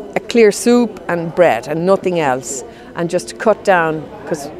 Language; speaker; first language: English; native; English